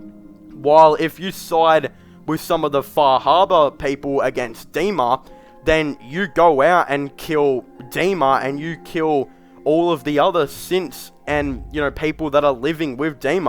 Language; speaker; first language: English; native; English